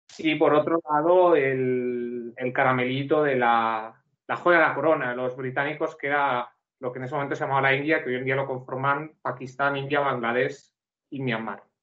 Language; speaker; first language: Spanish; native; Spanish